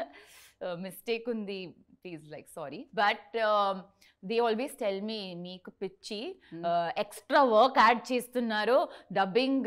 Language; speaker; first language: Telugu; non-native, learner; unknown